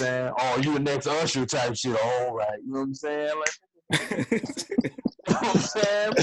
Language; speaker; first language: English; native; English